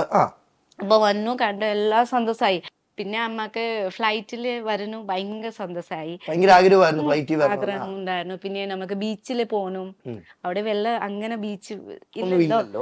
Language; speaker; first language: Malayalam; non-native, learner; Nepali